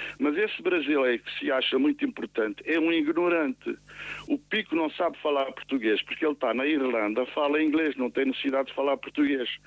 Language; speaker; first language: Portuguese; non-native, local second language; Kabuverdianu